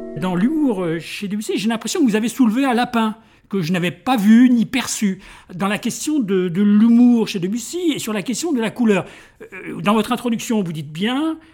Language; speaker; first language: French; native; French